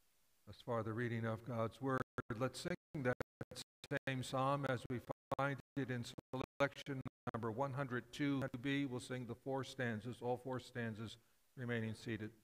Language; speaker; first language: English; native; English